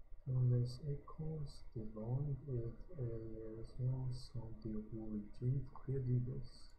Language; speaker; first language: French; non-native, learner; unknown